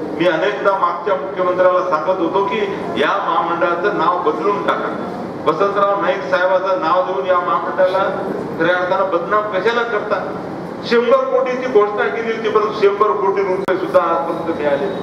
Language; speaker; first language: Marathi; non-native, local second language; Lambadi